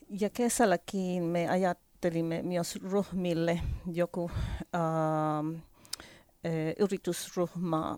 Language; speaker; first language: Finnish; non-native, learner; Spanish